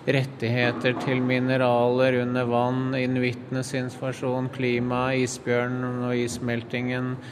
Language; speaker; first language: Norwegian; native; Norwegian